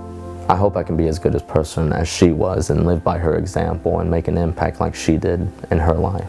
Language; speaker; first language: English; native; English